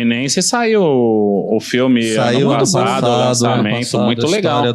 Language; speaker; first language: Portuguese; native; Portuguese